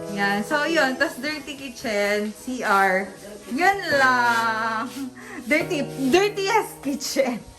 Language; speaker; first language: Filipino; non-native, local second language; Waray